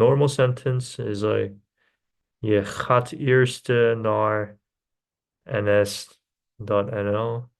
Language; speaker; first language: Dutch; non-native, learner; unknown